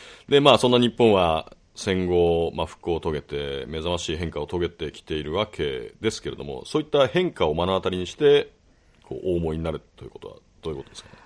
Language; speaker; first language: Japanese; native; Japanese